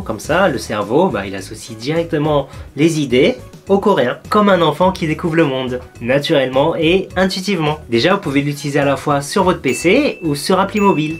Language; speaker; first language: French; native; French